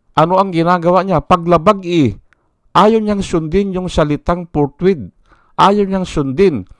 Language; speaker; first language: Filipino; non-native, local second language; Iloko